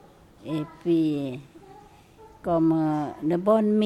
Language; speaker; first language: French; non-native, learner; Lao